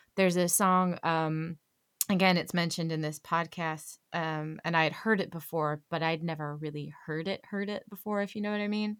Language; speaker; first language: English; native; English